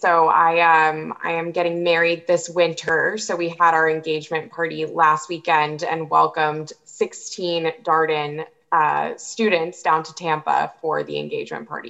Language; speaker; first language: English; native; English